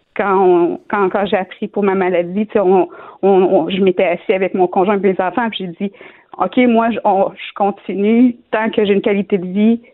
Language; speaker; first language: French; native; French